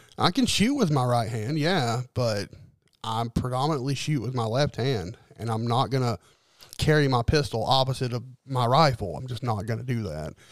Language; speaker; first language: English; native; English